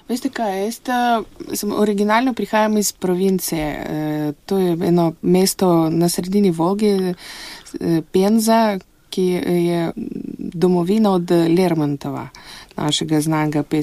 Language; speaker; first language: Slovenian; non-native, fluent; Russian